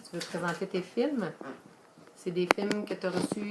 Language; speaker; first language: French; native; French